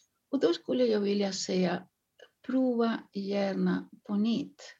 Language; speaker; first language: Swedish; non-native, fluent; Spanish